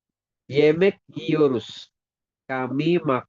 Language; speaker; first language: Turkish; non-native, fluent; Indonesian